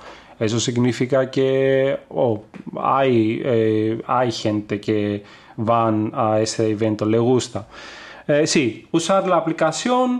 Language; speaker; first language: Spanish; non-native, fluent; Greek